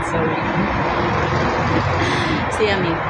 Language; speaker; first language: English; non-native, learner; Filipino